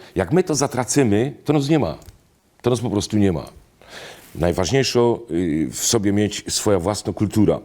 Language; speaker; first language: Polish; native; Polish